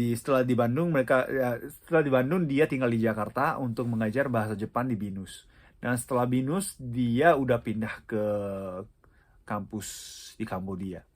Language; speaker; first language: Indonesian; non-native, fluent; Japanese